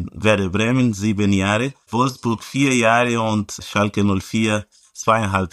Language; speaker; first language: German; non-native, fluent; Portuguese